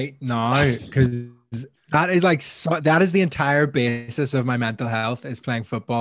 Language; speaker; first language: English; native; English